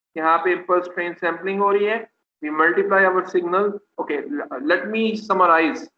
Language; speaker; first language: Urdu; non-native, local second language; Punjabi